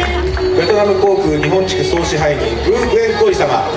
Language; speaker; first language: Japanese; native; Japanese